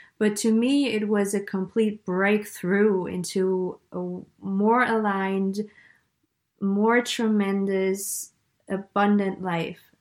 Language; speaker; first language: English; non-native, fluent; German